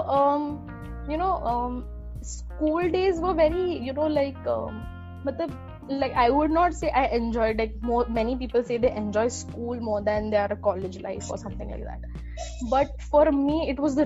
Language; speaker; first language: English; non-native, local second language; Hindi